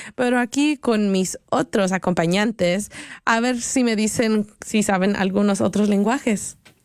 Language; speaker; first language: Spanish; early bilingual, heritage; Spanish